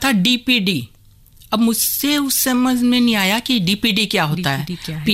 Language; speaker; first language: Hindi; native; Hindi